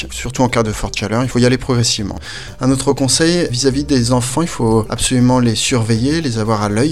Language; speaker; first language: French; native; French